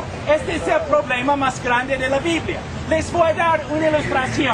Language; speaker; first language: Spanish; non-native, fluent; English